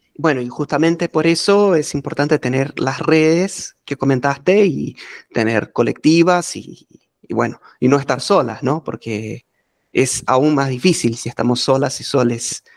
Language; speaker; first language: Spanish; native; Spanish